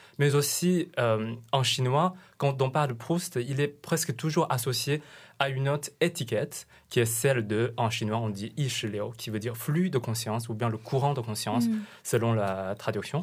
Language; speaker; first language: French; non-native, fluent; Chinese